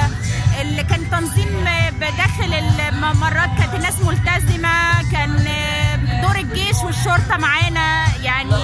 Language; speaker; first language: Arabic; native; Arabic